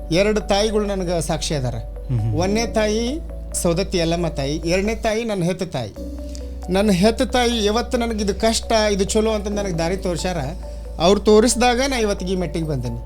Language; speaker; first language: Kannada; native; Kannada